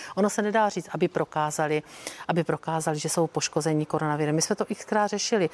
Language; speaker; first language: Czech; native; Czech